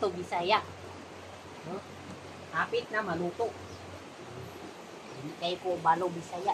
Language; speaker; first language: Cebuano; non-native, local second language; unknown